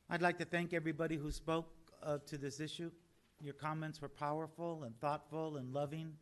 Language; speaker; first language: English; native; English